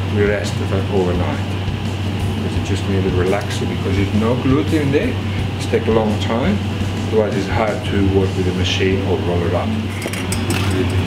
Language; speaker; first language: English; non-native, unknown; Italian